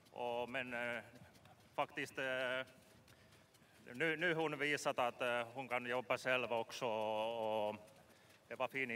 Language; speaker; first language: Swedish; non-native, learner; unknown